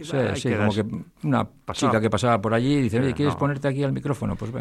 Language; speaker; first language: Spanish; native; Spanish